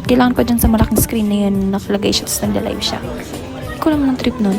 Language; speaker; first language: Filipino; native; Filipino